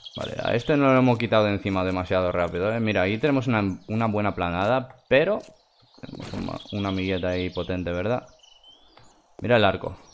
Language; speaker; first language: Spanish; non-native, fluent; Russian